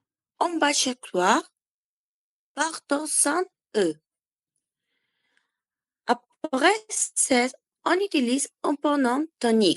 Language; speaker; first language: French; non-native, learner; Spanish